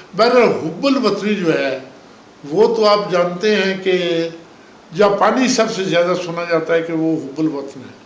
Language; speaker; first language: Urdu; non-native, local second language; Punjabi